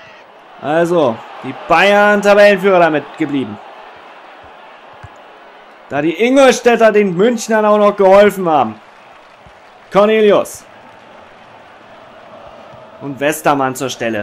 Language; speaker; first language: German; native; German